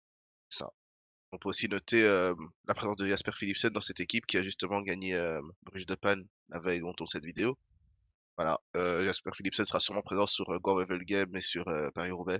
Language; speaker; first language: French; native; French